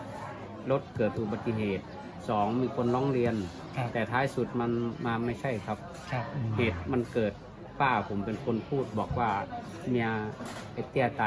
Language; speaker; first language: Thai; native; Thai